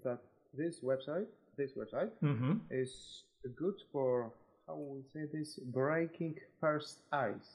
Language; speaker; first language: English; non-native, fluent; Polish